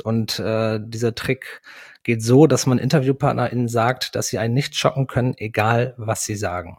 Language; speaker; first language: German; native; German